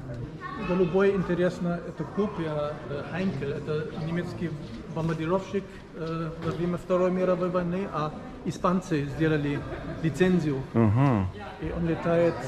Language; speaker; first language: Russian; non-native, fluent; German